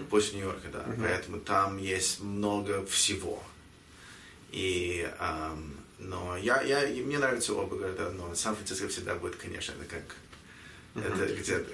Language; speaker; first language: Russian; early bilingual, heritage; Russian